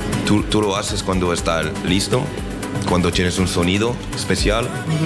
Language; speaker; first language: Spanish; non-native, learner; French